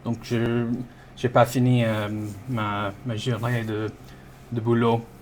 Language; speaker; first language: French; non-native, fluent; English